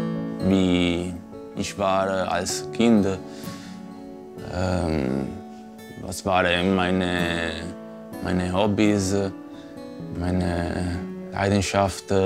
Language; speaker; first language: German; non-native, learner; Italian